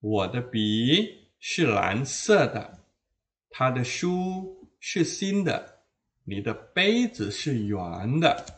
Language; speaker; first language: Chinese; non-native, fluent; Indonesian